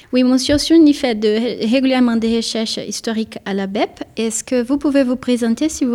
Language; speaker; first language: French; native; French